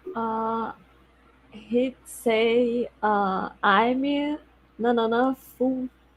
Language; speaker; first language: English; non-native, learner; Portuguese